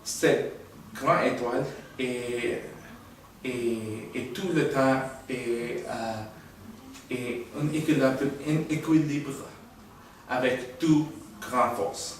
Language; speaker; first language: French; non-native, learner; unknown